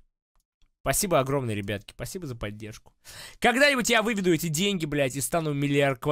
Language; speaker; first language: Russian; native; Russian